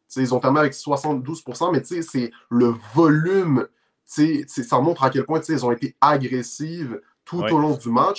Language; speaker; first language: French; native; French